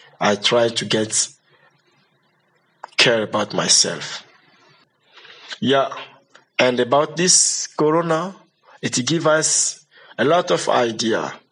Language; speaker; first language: English; non-native, learner; Lingala